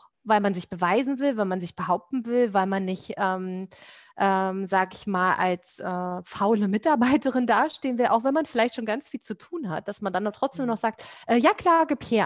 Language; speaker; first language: German; native; German